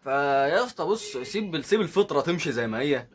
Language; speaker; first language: Arabic; native; Arabic